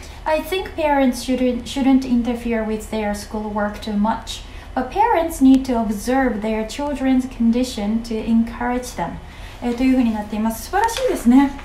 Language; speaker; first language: English; non-native, fluent; Japanese